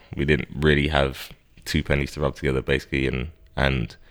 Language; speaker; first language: English; native; English